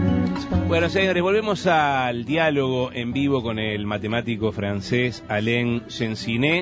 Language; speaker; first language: Spanish; native; Spanish